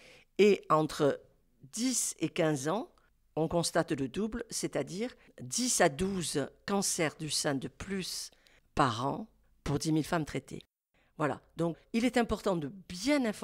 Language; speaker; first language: French; native; French